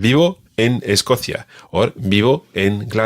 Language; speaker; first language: Spanish; non-native, fluent; English